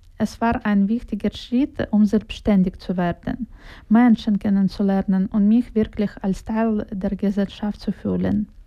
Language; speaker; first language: German; non-native, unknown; Russian